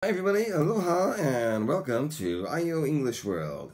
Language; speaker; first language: English; native; English